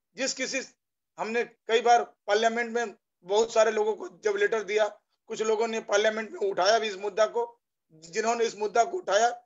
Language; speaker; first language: Hindi; non-native, local second language; Bangla